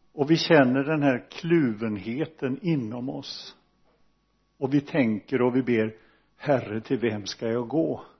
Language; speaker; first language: Swedish; native; Swedish